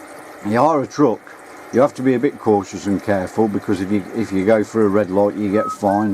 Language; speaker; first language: English; native; English